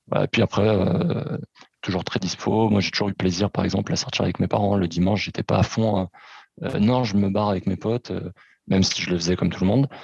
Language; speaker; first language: French; early bilingual, other home language; Portuguese